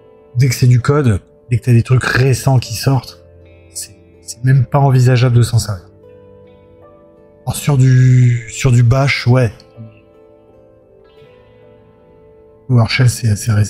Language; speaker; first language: French; native; French